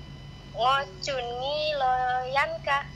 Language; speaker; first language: Chinese; non-native, learner; Indonesian